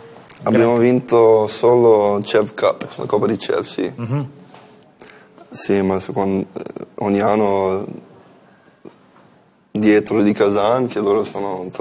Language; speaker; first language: Italian; non-native, learner; English